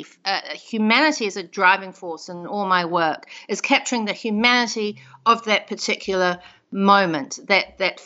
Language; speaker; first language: English; native; English